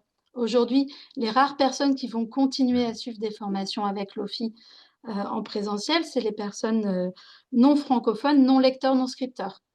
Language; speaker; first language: French; native; French